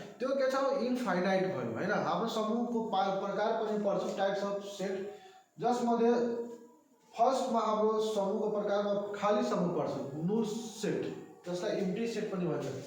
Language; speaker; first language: Nepali; non-native, local second language; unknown